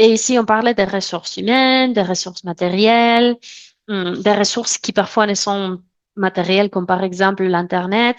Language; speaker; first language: French; non-native, fluent; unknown